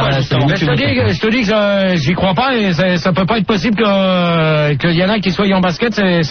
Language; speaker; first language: French; native; French